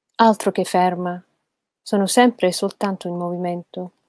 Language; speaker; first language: Italian; non-native, fluent; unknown